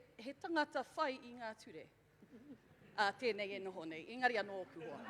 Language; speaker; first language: Māori; non-native, local second language; English